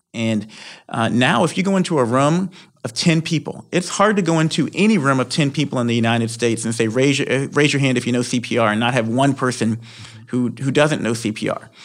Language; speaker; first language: English; native; English